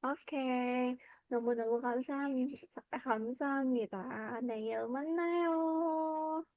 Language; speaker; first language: Korean; non-native, fluent; Indonesian